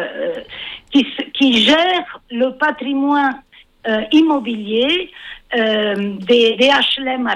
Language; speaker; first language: French; non-native, fluent; Italian